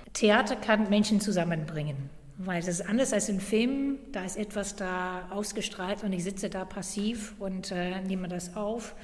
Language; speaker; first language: German; non-native, fluent; English